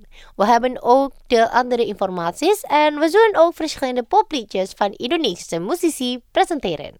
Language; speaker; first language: Dutch; non-native, fluent; Indonesian